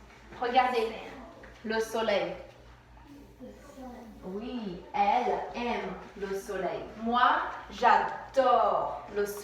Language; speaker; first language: French; non-native, fluent; English